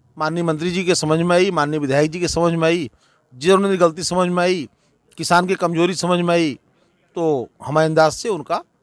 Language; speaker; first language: Hindi; native; Hindi